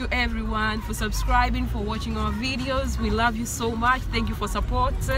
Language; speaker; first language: English; non-native, fluent; Swahili